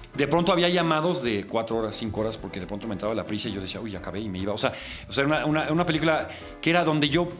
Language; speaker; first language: Spanish; native; Spanish